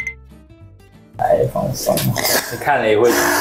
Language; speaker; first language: Chinese; native; Chinese